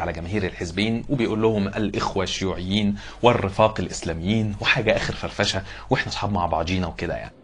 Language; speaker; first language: Arabic; native; Arabic